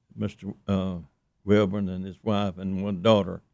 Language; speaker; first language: English; native; English